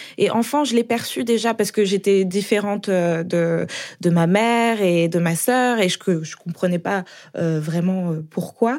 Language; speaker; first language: French; native; French